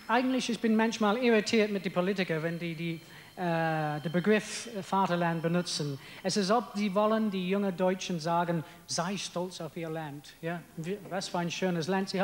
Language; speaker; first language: German; non-native, fluent; English